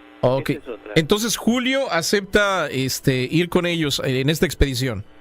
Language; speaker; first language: Spanish; native; Spanish